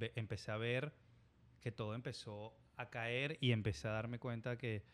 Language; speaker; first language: Spanish; native; Spanish